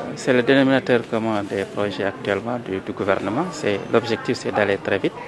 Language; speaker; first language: French; non-native, local second language; Wolof